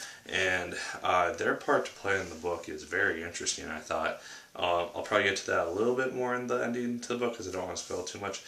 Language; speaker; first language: English; native; English